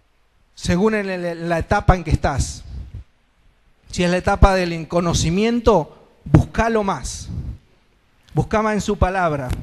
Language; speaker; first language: Spanish; native; Spanish